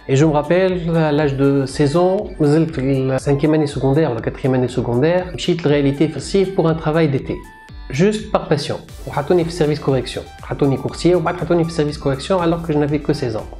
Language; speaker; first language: French; non-native, local second language; Arabic